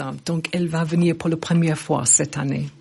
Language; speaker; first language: French; non-native, fluent; English